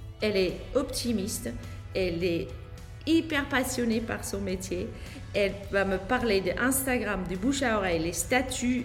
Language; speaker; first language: French; non-native, fluent; Dutch